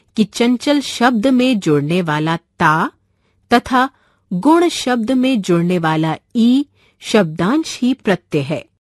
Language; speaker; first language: Hindi; non-native, local second language; Marathi